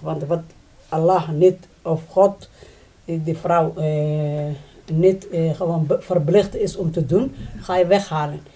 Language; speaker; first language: Dutch; non-native, learner; Somali